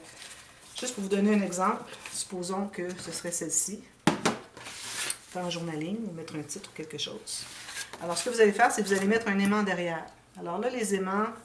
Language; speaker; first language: French; native; French